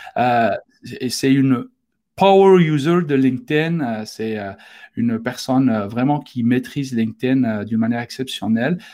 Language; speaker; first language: French; non-native, local second language; Arabic